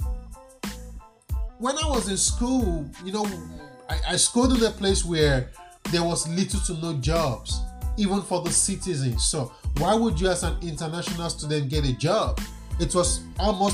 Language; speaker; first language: English; non-native, local second language; Yoruba